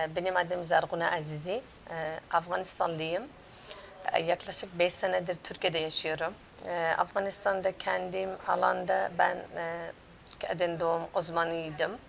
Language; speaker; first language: Turkish; non-native, fluent; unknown